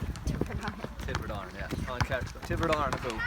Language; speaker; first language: Irish; non-native, local second language; English